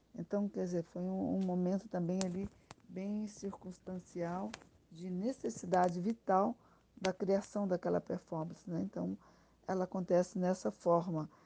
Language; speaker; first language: Portuguese; native; Portuguese